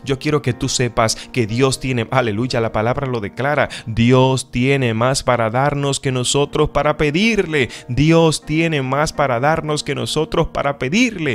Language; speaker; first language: Spanish; native; Spanish